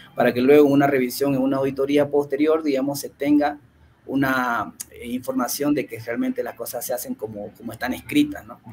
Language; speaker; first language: Spanish; native; Spanish